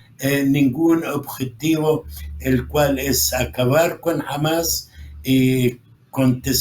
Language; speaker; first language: Spanish; non-native, fluent; Arabic